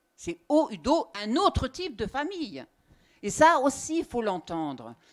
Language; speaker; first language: French; native; French